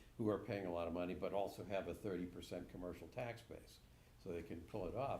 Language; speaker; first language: English; native; English